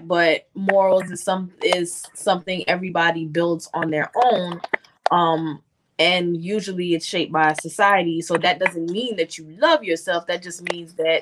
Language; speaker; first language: English; native; English